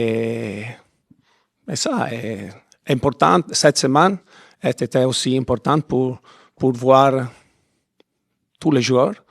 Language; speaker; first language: French; non-native, fluent; Italian